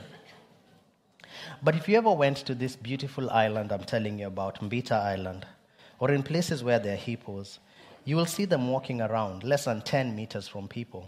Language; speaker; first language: English; non-native, local second language; Luo (Kenya and Tanzania)